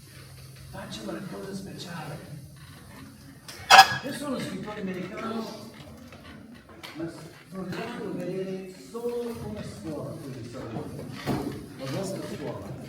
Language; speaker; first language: Italian; non-native, learner; English